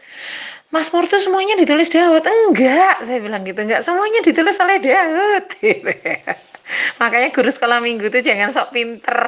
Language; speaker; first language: Indonesian; native; Indonesian